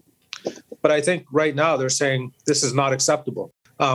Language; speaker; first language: English; native; English